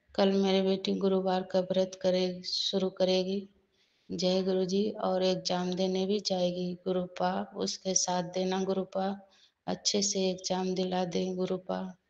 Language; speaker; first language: Hindi; native; Hindi